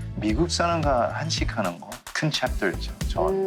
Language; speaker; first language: Korean; early bilingual, heritage; English